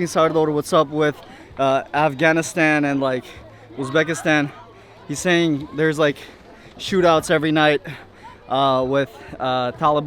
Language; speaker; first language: English; early bilingual, heritage; English